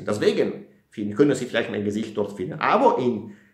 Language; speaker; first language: German; non-native, fluent; Italian